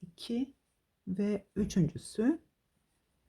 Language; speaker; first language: Turkish; native; Turkish